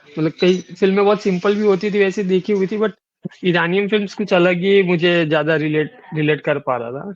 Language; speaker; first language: Hindi; non-native, local second language; Gujarati